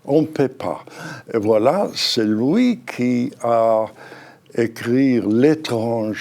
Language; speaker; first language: French; non-native, fluent; Hebrew